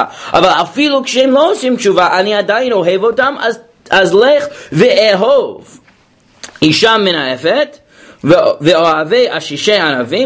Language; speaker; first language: Hebrew; non-native, fluent; English